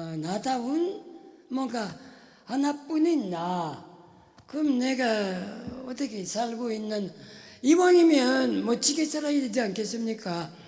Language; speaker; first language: Korean; non-native, fluent; French